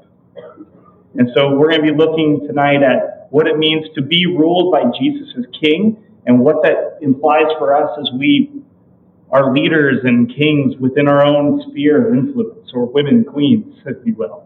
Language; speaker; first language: English; native; English